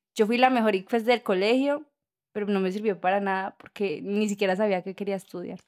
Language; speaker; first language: Spanish; native; Spanish